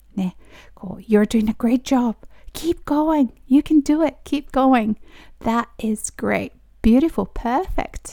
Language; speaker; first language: English; non-native, fluent; Japanese